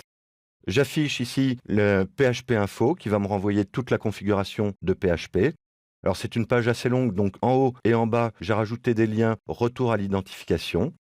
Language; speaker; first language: French; native; French